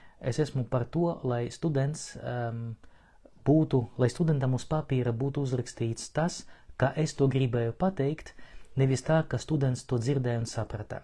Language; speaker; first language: Latvian; non-native, local second language; Russian